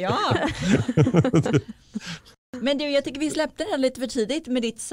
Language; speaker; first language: Swedish; native; Swedish